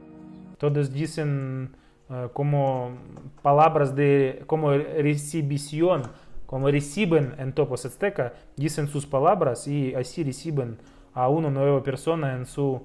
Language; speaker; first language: Spanish; non-native, fluent; Russian